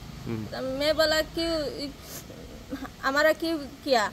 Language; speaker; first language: Hindi; non-native, local second language; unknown